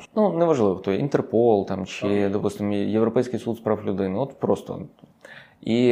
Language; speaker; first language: Ukrainian; native; Ukrainian